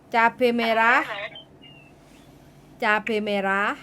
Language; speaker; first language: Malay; non-native, local second language; Javanese